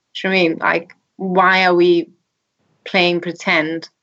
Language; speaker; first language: English; non-native, fluent; Danish